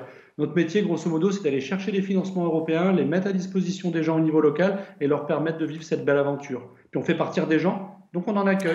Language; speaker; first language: French; native; French